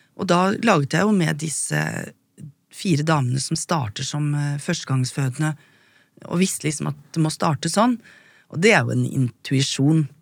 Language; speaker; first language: Norwegian; native; Norwegian